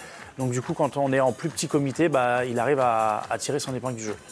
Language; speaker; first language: French; native; French